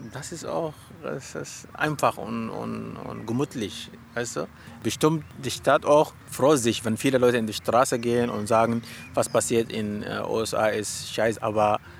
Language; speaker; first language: German; non-native, learner; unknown